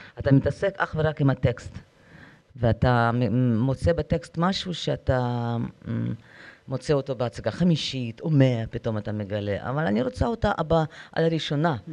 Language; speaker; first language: Hebrew; non-native, fluent; Russian